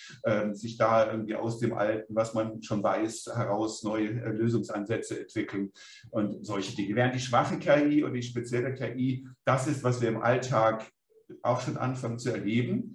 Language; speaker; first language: German; native; German